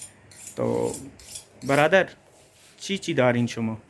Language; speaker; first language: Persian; non-native, learner; Urdu